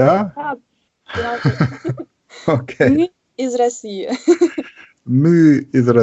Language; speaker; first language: Russian; non-native, learner; German